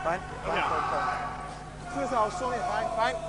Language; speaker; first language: Czech; native; Czech